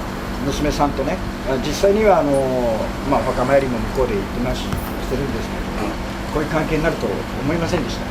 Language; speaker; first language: Japanese; native; Japanese